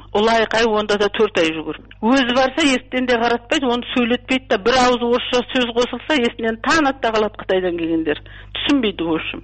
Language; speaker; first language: Kazakh; early bilingual, heritage; Kazakh